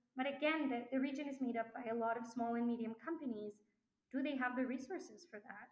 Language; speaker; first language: English; non-native, fluent; French